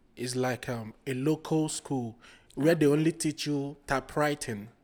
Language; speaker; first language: English; non-native, local second language; Igbo